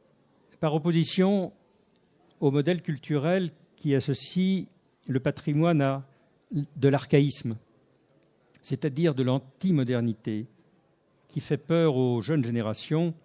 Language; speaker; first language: French; native; French